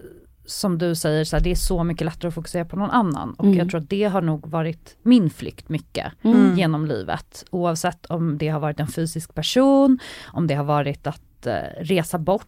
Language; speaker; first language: Swedish; native; Swedish